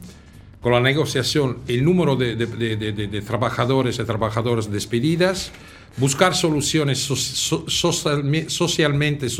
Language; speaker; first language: Spanish; non-native, fluent; Italian